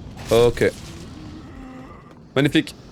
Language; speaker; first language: French; native; French